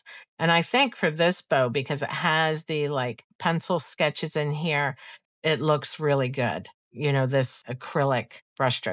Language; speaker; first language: English; native; English